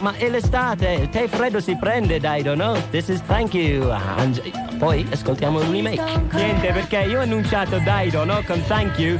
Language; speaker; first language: Italian; non-native, fluent; English